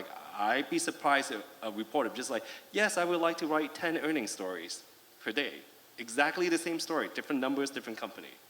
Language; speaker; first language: English; non-native, fluent; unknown